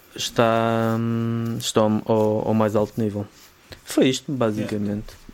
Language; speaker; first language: Portuguese; native; Portuguese